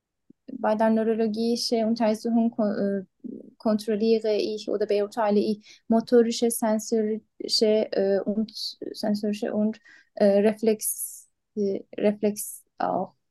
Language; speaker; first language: German; non-native, learner; Turkish